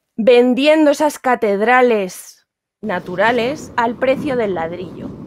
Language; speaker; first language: Spanish; native; Spanish